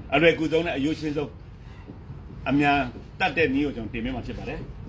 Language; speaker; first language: Burmese; non-native, local second language; Shan